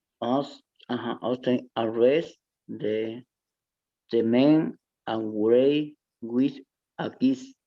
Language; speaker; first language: English; non-native, learner; Spanish